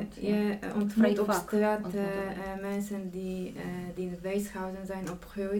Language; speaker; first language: Dutch; non-native, fluent; Polish